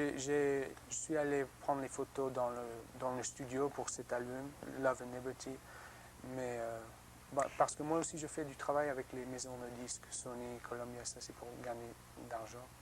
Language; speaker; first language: French; non-native, learner; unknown